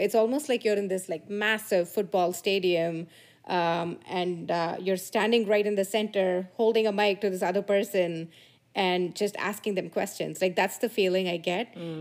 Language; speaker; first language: English; non-native, local second language; Tamil